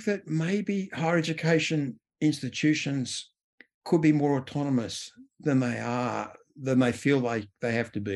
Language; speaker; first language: English; native; English